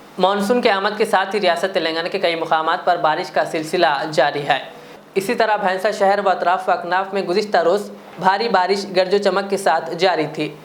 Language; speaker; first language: Urdu; native; Urdu